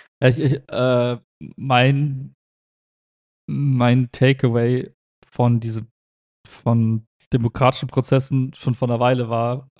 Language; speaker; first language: German; native; German